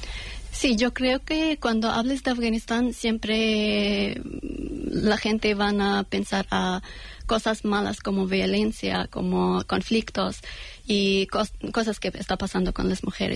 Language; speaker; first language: Spanish; non-native, fluent; Persian